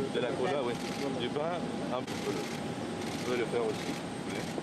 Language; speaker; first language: French; non-native, fluent; Russian